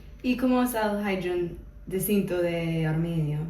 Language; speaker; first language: Spanish; non-native, fluent; English